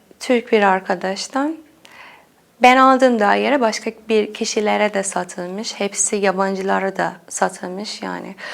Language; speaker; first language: Turkish; non-native, fluent; Persian